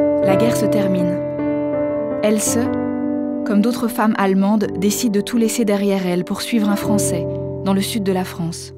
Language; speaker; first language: French; native; French